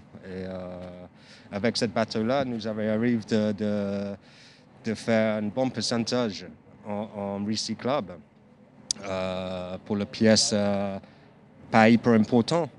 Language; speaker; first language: French; non-native, learner; English